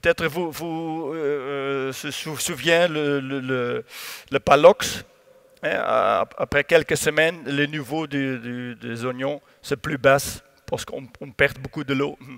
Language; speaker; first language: French; non-native, learner; Dutch